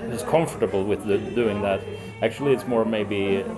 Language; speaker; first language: English; early bilingual, other home language; Swedish